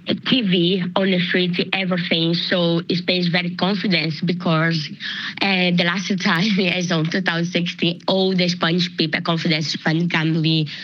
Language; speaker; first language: English; non-native, learner; Spanish